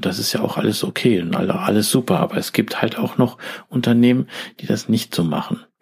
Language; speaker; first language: German; native; German